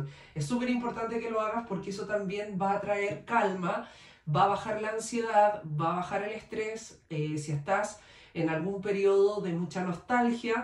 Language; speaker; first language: Spanish; native; Spanish